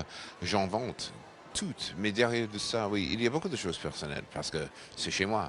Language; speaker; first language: French; non-native, fluent; English